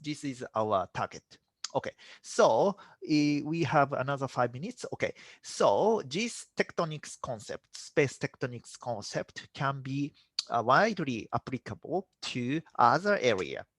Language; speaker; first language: English; non-native, fluent; Japanese